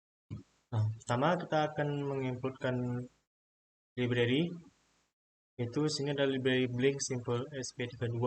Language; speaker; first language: Indonesian; native; Indonesian